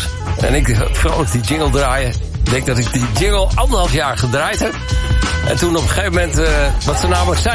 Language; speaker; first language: Dutch; native; Dutch